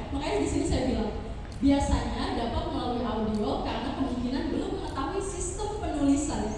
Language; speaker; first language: Indonesian; native; Indonesian